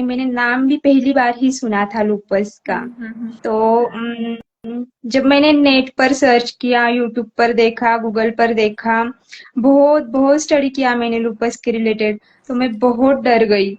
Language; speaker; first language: Hindi; native; Hindi